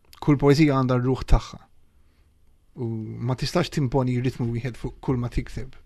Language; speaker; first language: Maltese; early bilingual, heritage; Maltese